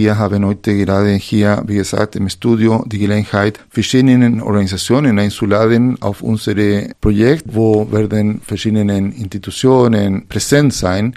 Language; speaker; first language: German; non-native, fluent; Spanish